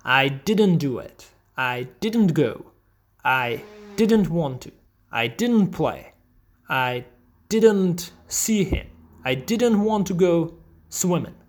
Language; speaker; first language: English; non-native, fluent; Czech